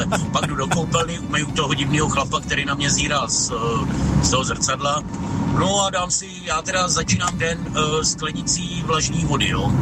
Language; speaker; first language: Czech; native; Czech